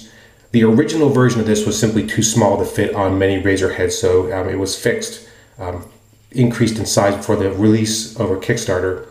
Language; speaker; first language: English; native; English